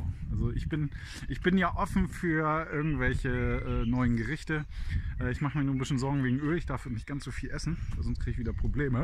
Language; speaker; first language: German; native; German